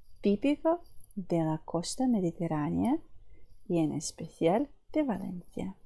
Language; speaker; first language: Spanish; non-native, fluent; Ukrainian